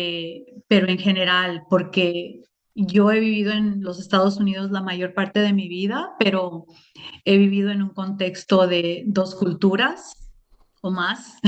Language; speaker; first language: Spanish; early bilingual, other home language; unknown